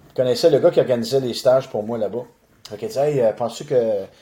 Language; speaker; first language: French; native; French